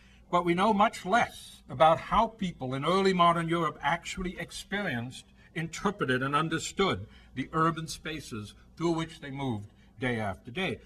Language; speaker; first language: English; native; English